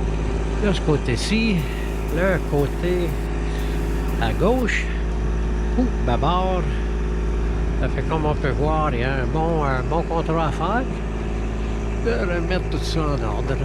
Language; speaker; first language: French; native; French